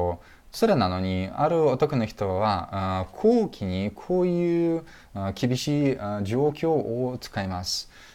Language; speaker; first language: Japanese; non-native, fluent; Russian